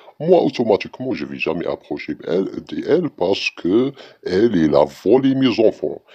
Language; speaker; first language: French; non-native, learner; Arabic